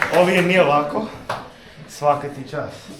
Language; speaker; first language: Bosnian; non-native, learner; English